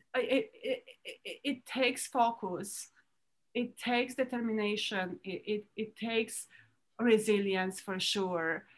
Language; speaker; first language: English; non-native, fluent; Romanian